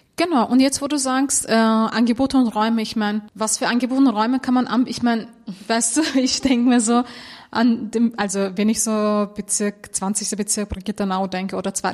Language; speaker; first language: German; early bilingual, other home language; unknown